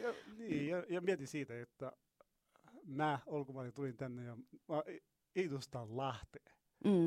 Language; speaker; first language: Finnish; non-native, learner; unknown